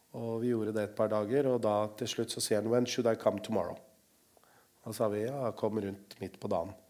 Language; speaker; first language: Norwegian; early bilingual, other home language; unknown